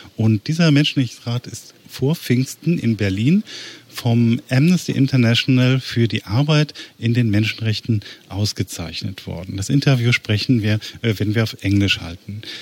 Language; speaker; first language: German; native; German